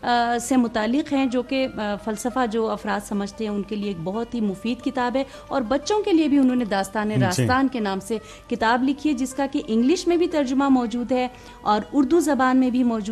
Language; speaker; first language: Urdu; native; Urdu